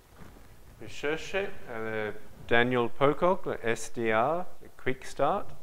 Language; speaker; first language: French; non-native, learner; English